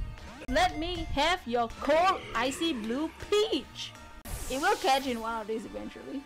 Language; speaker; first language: English; native; English